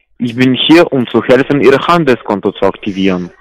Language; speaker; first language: German; non-native, learner; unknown